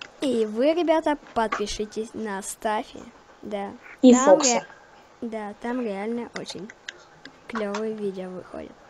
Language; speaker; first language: Russian; native; Russian